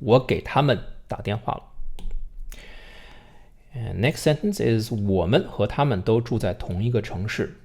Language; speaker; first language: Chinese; non-native, fluent; English